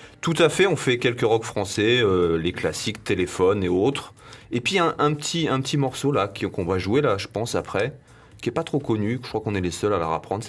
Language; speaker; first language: French; native; French